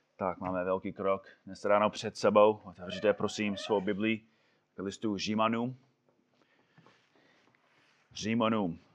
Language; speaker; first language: Czech; non-native, fluent; English